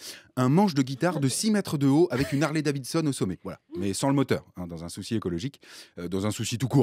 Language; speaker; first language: French; native; French